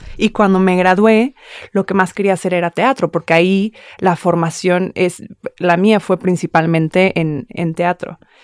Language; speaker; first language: Spanish; native; Spanish